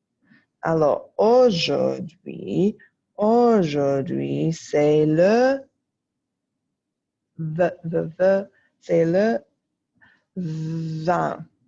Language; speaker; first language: French; non-native, fluent; English